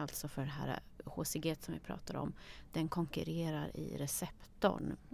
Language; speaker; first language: Swedish; native; Swedish